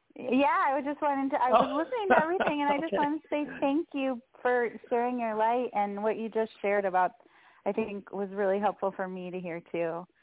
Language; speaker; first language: English; native; English